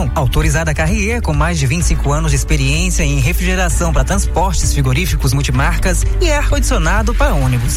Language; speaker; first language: Portuguese; native; Portuguese